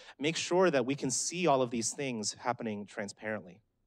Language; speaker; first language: English; native; English